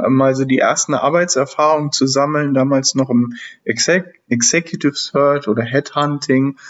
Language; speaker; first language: German; native; German